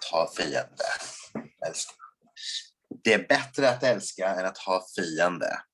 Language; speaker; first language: Swedish; non-native, fluent; English